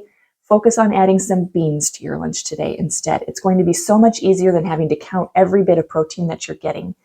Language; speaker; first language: English; native; English